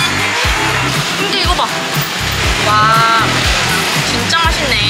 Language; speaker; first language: Korean; native; Korean